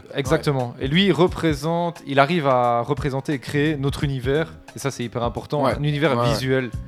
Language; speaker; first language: French; native; French